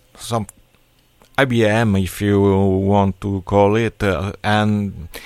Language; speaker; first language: English; non-native, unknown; Italian